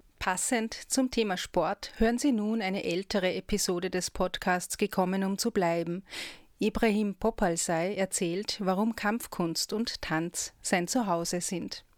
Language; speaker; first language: German; native; German